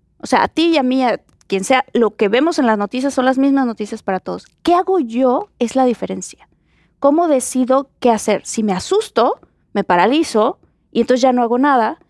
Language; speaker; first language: Spanish; native; Spanish